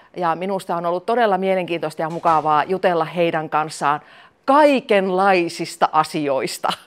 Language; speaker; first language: Finnish; native; Finnish